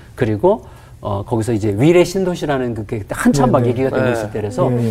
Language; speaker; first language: Korean; native; Korean